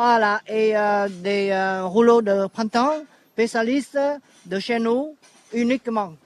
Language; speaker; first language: French; non-native, learner; Vietnamese